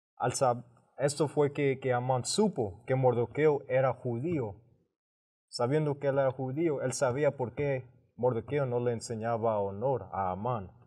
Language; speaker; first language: Spanish; early bilingual, heritage; Spanish